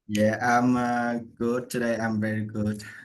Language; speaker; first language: English; non-native, learner; Vietnamese